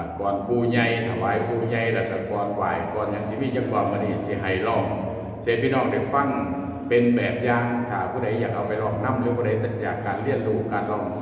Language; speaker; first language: Thai; non-native, local second language; Northeastern Thai